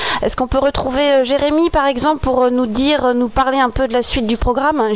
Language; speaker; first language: French; native; French